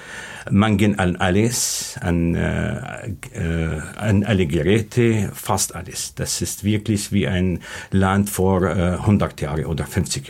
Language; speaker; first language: German; non-native, learner; Arabic